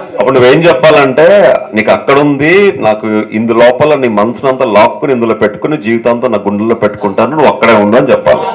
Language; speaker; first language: Telugu; native; Telugu